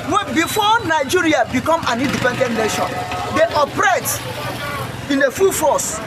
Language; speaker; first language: English; non-native, local second language; Igbo